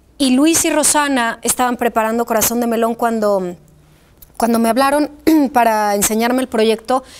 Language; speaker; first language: Spanish; early bilingual, other home language; Polish